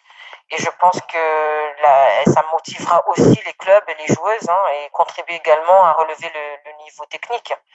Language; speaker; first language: French; non-native, local second language; Comorian